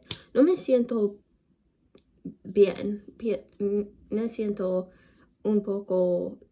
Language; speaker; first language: Spanish; non-native, learner; English